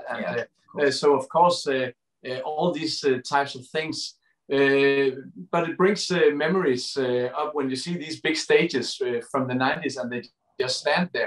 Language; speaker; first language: English; non-native, fluent; Danish